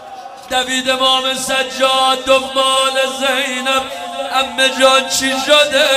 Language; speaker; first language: Persian; native; Persian